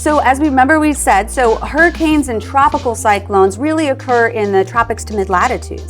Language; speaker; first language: English; native; English